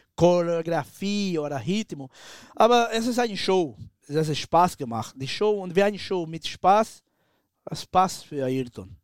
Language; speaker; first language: German; non-native, learner; Portuguese